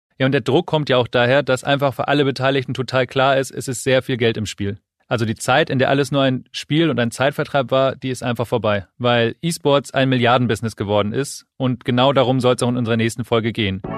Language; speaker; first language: German; native; German